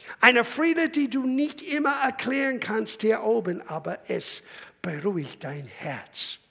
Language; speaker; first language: German; non-native, fluent; English